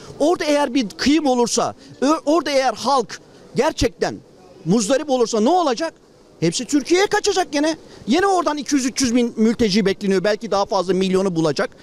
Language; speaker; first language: Turkish; native; Turkish